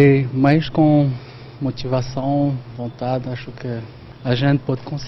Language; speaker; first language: Portuguese; non-native, fluent; Arabic